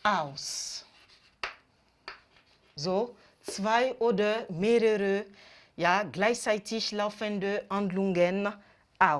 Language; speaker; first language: German; non-native, fluent; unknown